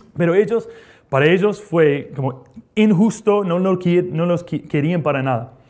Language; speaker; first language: Spanish; non-native, fluent; English